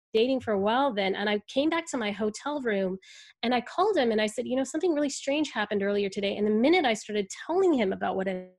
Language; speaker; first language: English; early bilingual, other home language; Hindi